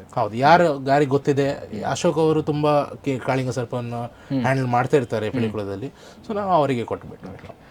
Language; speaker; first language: Kannada; non-native, local second language; Konkani